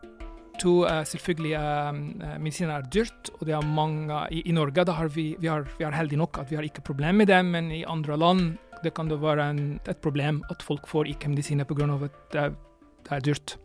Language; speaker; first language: Norwegian; non-native, fluent; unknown